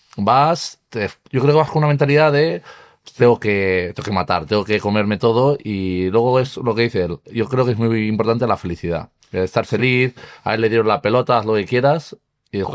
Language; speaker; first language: Spanish; native; Spanish